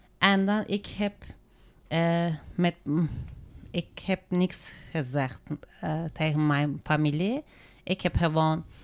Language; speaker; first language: Dutch; non-native, learner; Turkish